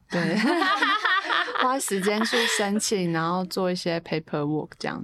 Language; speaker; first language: Chinese; native; Chinese